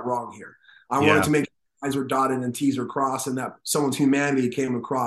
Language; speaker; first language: English; native; English